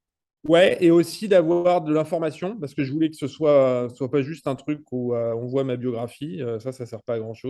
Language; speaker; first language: French; native; French